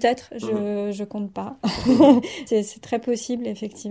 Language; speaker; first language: French; native; French